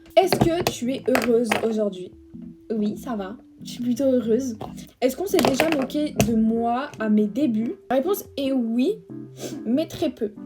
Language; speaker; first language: French; native; French